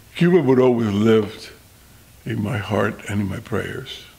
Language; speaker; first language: English; non-native, fluent; Spanish